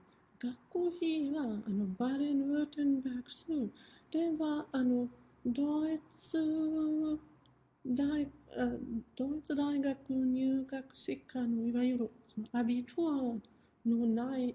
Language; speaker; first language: Japanese; non-native, fluent; German